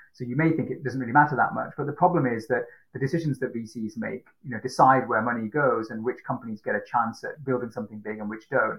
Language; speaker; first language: English; native; English